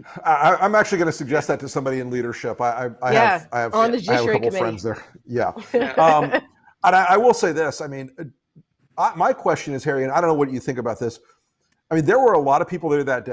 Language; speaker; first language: English; native; English